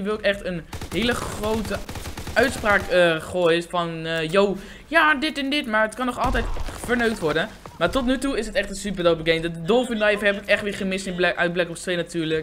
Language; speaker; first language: Dutch; native; Dutch